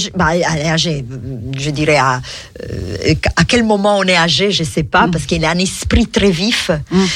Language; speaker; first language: French; non-native, fluent; Italian